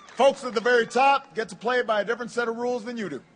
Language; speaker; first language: English; native; English